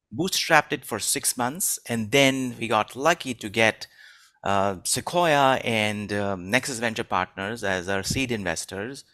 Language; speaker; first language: English; non-native, local second language; Hindi